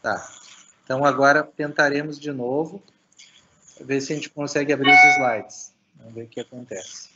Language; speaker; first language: Portuguese; native; Portuguese